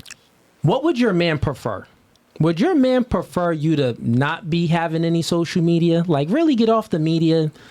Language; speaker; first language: English; native; English